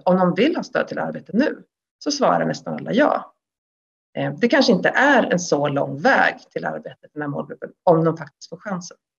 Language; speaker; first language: Swedish; native; Swedish